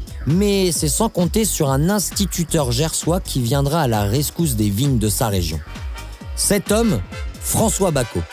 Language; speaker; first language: French; native; French